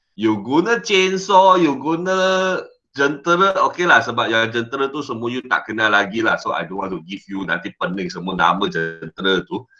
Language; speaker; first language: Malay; non-native, local second language; Chinese